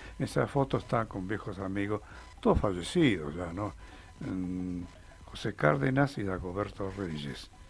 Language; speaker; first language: Spanish; native; Spanish